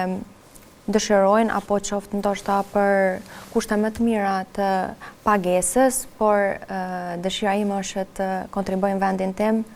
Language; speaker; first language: Albanian; native; Albanian